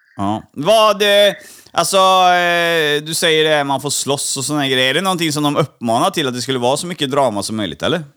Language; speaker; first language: Swedish; native; Swedish